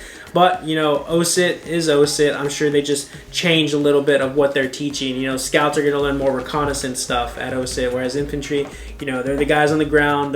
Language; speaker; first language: English; native; English